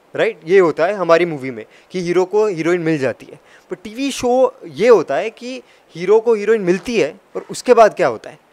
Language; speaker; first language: Hindi; native; Hindi